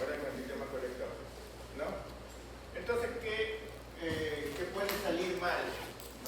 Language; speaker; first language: Spanish; native; Spanish